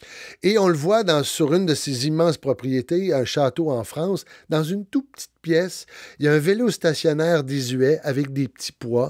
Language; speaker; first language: French; native; French